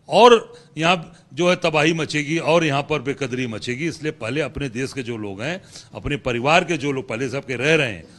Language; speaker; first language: Hindi; native; Hindi